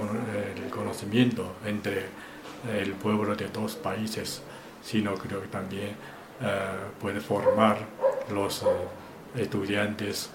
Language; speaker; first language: Spanish; non-native, fluent; Chinese